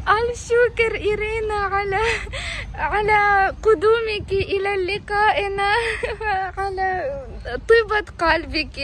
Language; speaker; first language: Arabic; non-native, fluent; Ukrainian